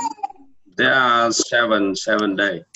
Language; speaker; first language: English; non-native, learner; Vietnamese